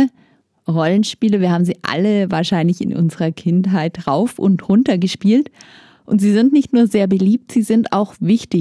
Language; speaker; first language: German; native; German